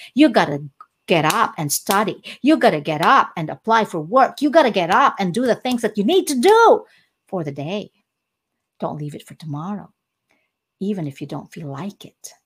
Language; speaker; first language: English; non-native, local second language; Cebuano